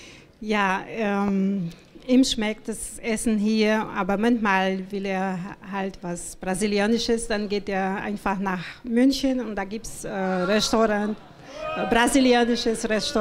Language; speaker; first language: German; non-native, fluent; Portuguese